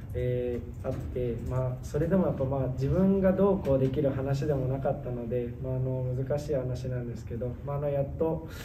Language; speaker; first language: Japanese; native; Japanese